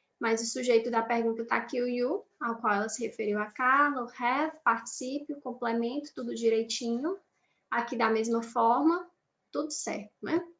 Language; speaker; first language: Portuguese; native; Portuguese